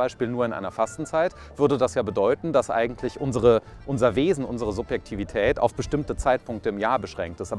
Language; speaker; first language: German; native; German